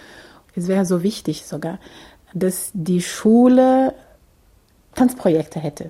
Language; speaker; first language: German; non-native, fluent; Portuguese